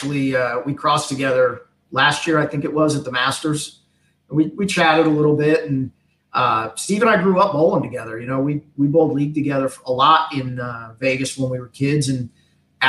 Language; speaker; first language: English; native; English